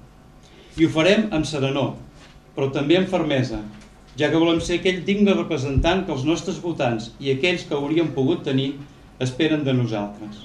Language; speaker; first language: Catalan; native; Catalan